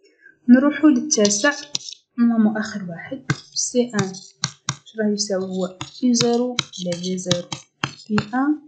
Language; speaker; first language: Arabic; native; Arabic